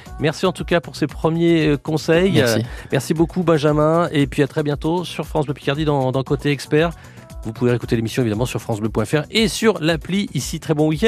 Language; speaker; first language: French; native; French